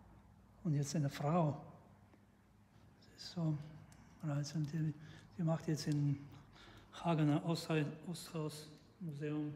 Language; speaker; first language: German; non-native, fluent; Russian